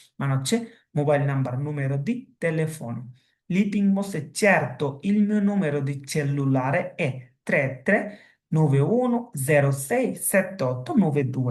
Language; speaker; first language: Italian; non-native, fluent; Bangla